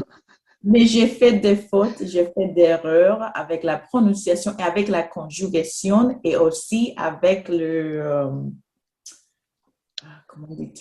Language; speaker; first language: French; non-native, fluent; Spanish